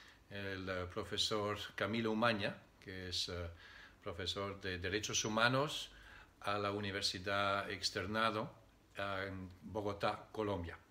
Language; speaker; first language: Spanish; non-native, fluent; Dutch